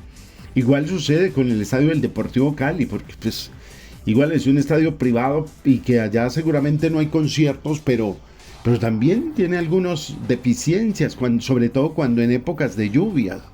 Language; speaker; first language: Spanish; native; Spanish